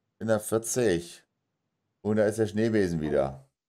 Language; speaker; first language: German; native; German